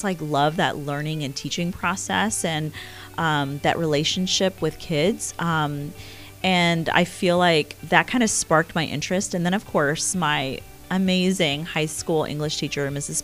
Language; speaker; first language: English; early bilingual, other home language; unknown